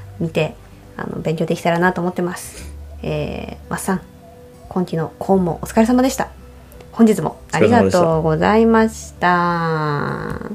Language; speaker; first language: Japanese; native; Japanese